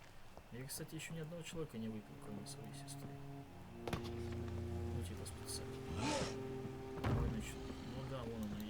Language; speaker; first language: Russian; native; Russian